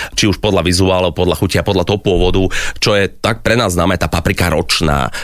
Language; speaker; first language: Slovak; native; Slovak